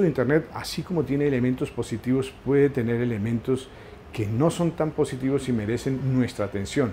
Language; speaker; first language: Spanish; native; Spanish